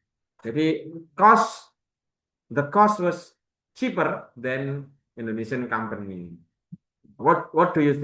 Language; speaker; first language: English; non-native, learner; Indonesian